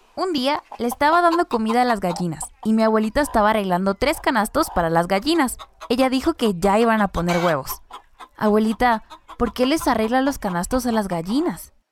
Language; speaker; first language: Spanish; non-native, local second language; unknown